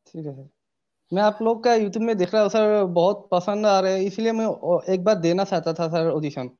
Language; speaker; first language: Hindi; non-native, local second language; Assamese